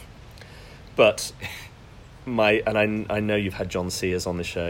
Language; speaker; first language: English; native; English